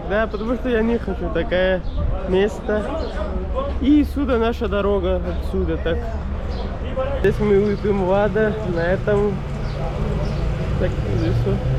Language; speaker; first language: Russian; non-native, local second language; Kyrgyz